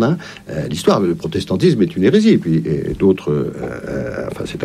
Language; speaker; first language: French; native; French